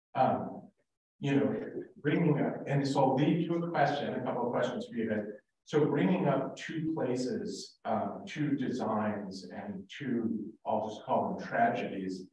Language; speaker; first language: English; native; English